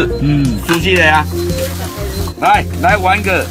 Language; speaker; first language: Chinese; native; Chinese